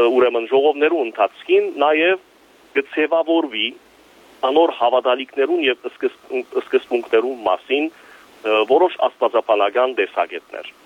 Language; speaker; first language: Armenian; early bilingual, heritage; Armenian